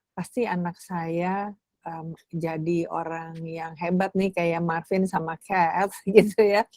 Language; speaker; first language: Indonesian; native; Indonesian